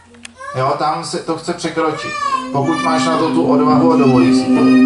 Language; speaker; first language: Czech; native; Czech